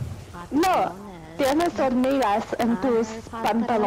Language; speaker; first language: Spanish; non-native, learner; English